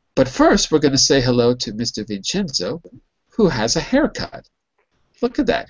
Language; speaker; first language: English; native; English